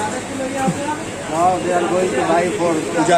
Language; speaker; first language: English; non-native, learner; Hindi